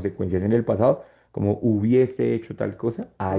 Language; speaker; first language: Spanish; native; Spanish